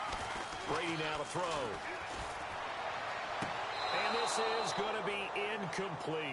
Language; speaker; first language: English; native; English